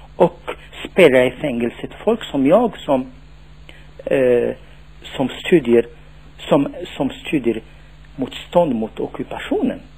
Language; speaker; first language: Swedish; non-native, fluent; Tachelhit